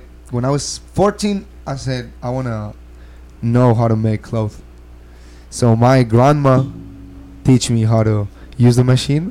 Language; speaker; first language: English; non-native, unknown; Spanish